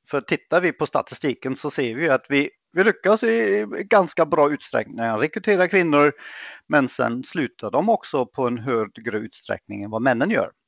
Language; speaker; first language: Swedish; non-native, fluent; German